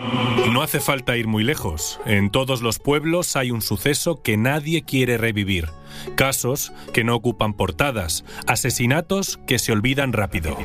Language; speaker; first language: Spanish; native; Spanish